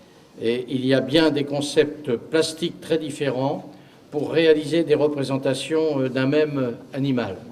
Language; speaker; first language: French; native; French